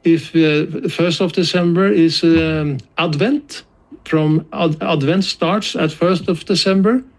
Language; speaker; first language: English; non-native, fluent; Norwegian